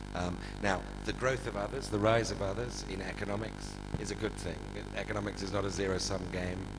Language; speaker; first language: English; native; English